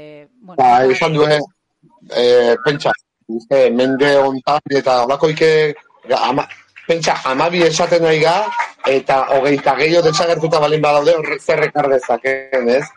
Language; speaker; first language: Basque; native; Basque